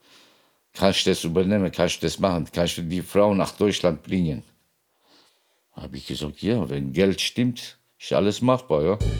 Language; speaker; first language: German; non-native, learner; Turkish